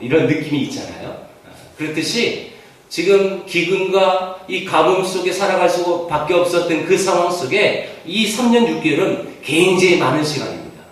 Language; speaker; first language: Korean; native; Korean